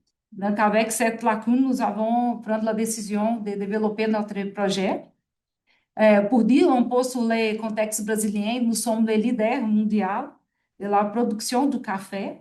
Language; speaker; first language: French; non-native, fluent; Portuguese